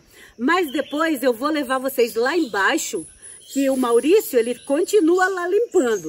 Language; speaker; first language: Portuguese; native; Portuguese